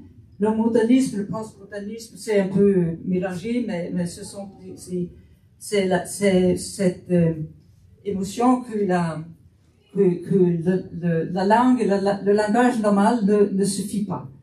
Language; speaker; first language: French; non-native, fluent; Faroese